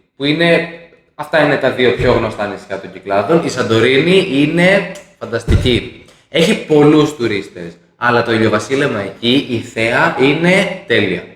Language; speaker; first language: Greek; native; Greek